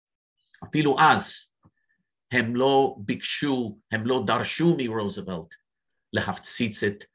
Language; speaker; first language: Hebrew; non-native, fluent; English